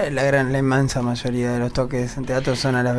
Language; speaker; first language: Spanish; native; Spanish